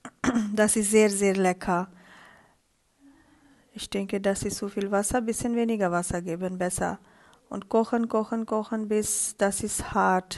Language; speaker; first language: German; non-native, learner; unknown